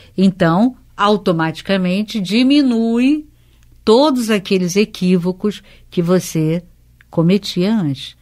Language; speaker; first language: Portuguese; native; Portuguese